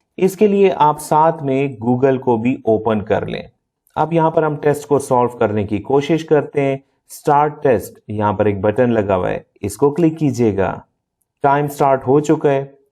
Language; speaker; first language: Urdu; non-native, local second language; Punjabi